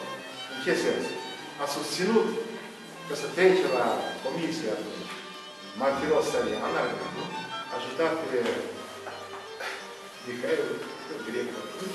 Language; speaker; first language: Romanian; non-native, local second language; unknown